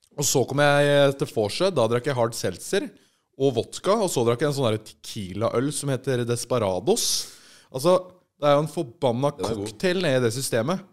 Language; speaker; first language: Norwegian; native; Norwegian